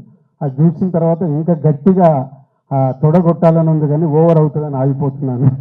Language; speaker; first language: Telugu; native; Telugu